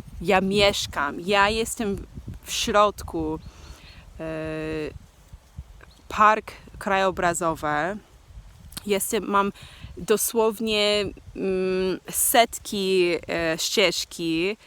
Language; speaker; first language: Polish; non-native, learner; English